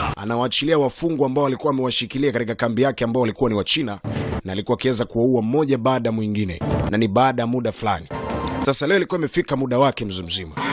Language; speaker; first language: Swahili; native; Swahili